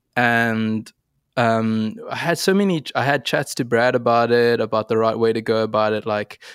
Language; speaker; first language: English; native; English